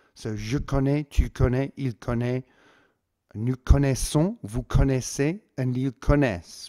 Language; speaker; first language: French; non-native, fluent; English